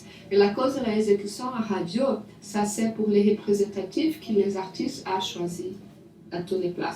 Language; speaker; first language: French; non-native, learner; Portuguese